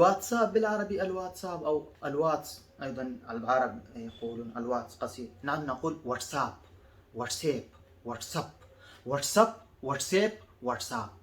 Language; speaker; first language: Arabic; non-native, fluent; Pashto